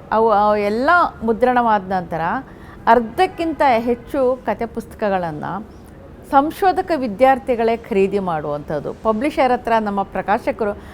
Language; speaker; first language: Kannada; non-native, local second language; Urdu